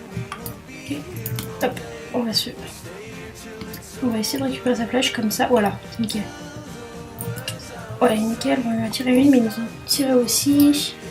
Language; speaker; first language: French; native; French